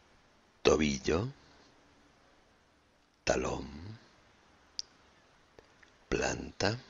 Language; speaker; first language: Spanish; native; Spanish